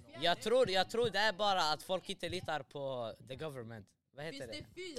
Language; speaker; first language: Swedish; early bilingual, other home language; Arabic